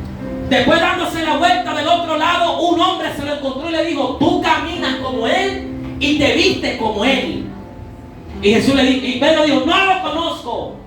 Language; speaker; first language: Spanish; native; Spanish